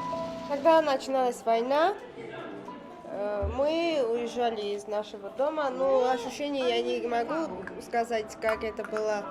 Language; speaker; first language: Russian; non-native, fluent; Armenian